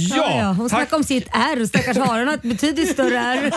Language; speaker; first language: Swedish; native; Swedish